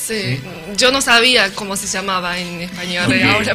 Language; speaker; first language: Spanish; non-native, learner; Japanese